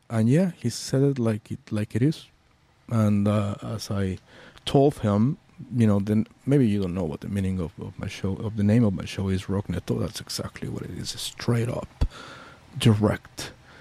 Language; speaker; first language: English; non-native, fluent; Spanish